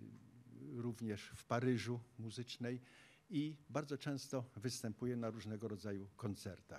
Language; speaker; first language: Polish; native; Polish